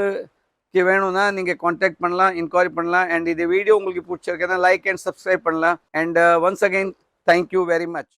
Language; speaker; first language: Tamil; non-native, learner; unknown